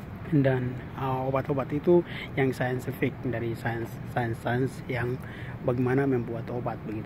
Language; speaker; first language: Indonesian; non-native, local second language; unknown